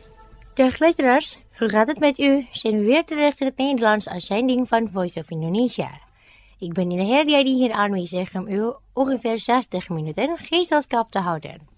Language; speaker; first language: Dutch; non-native, fluent; Indonesian